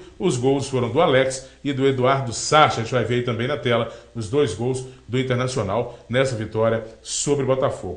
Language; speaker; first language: Portuguese; native; Portuguese